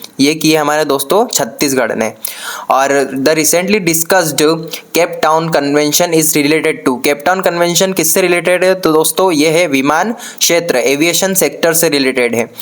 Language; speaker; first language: Hindi; native; Hindi